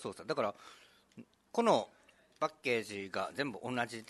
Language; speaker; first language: Japanese; native; Japanese